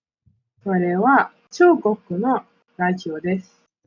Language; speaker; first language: Japanese; non-native, learner; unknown